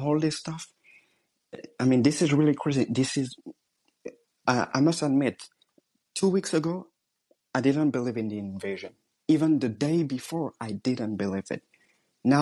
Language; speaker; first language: English; non-native, fluent; French